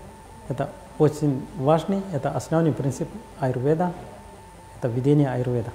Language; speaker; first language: Russian; non-native, learner; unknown